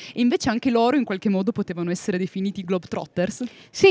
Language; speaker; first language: Italian; native; Italian